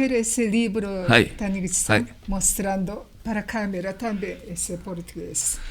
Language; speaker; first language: Portuguese; non-native, learner; Japanese